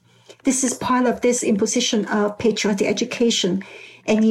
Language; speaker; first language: English; non-native, local second language; Cantonese